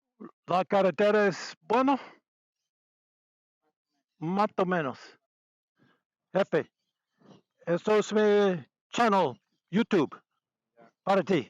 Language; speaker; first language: Spanish; non-native, learner; English